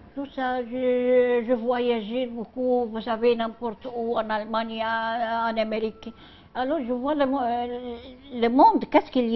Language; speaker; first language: French; non-native, learner; Arabic